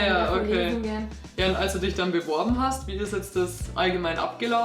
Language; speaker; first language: German; native; German